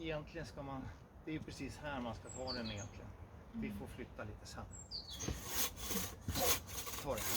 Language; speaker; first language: Swedish; native; Swedish